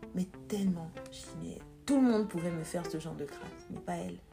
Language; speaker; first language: French; native; French